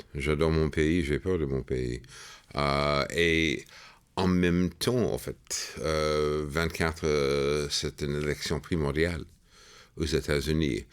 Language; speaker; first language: French; non-native, fluent; English